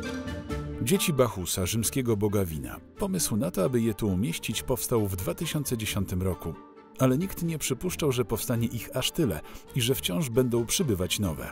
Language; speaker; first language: Polish; native; Polish